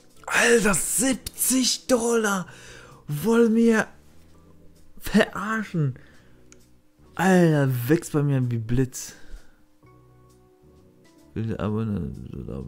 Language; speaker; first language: German; non-native, learner; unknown